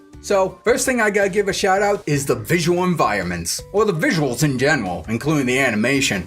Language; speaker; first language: English; native; English